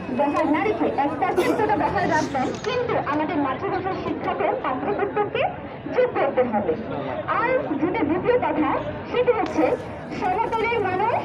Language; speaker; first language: Bangla; non-native, local second language; Marma